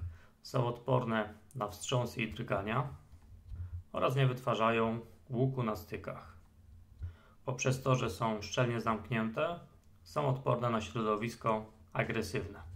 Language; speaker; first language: Polish; native; Polish